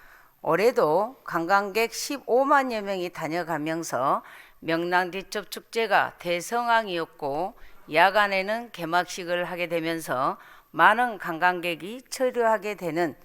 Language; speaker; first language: Korean; native; Korean